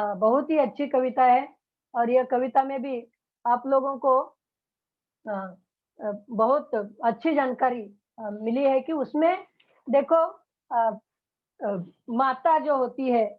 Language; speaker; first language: Hindi; non-native, local second language; Marathi